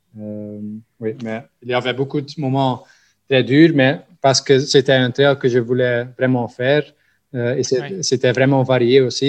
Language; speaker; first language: French; non-native, local second language; Dutch